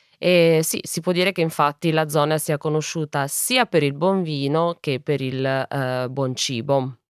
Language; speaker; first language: Italian; native; Italian